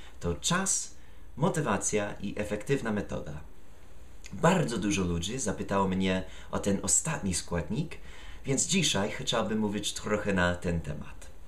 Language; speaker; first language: Polish; non-native, fluent; English